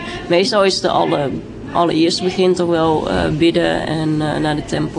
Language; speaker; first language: Dutch; early bilingual, other home language; Vietnamese